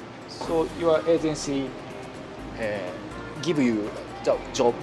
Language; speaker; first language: English; non-native, learner; Japanese